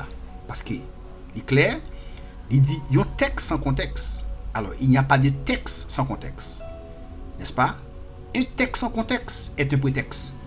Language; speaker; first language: French; non-native, local second language; Haitian Creole